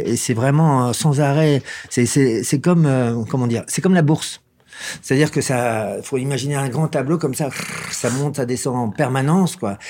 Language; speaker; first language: French; native; French